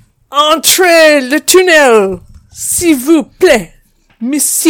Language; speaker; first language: French; non-native, learner; English